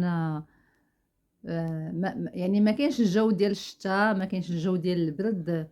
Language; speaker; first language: Arabic; native; Arabic